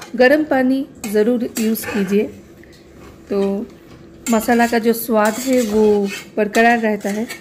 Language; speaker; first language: Hindi; non-native, local second language; Bangla